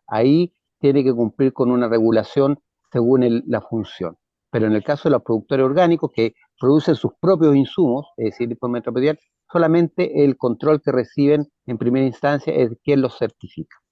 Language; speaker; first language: Spanish; native; Spanish